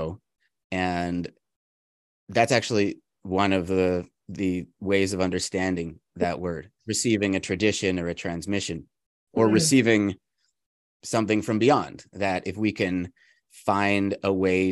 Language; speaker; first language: English; native; English